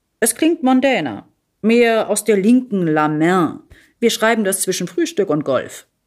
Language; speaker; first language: German; early bilingual, other home language; Italian